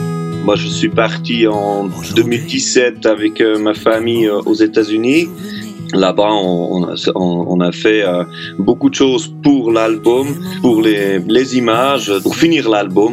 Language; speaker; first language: French; native; French